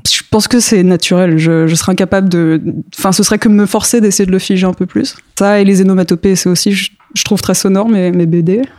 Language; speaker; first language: French; early bilingual, other home language; Spanish